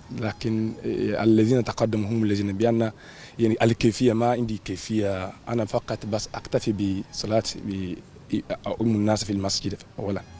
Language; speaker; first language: Arabic; non-native, learner; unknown